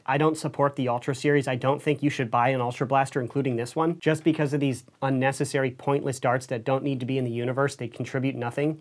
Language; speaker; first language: English; native; English